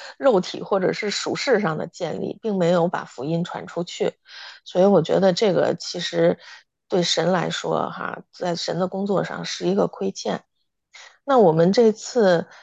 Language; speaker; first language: Chinese; native; Chinese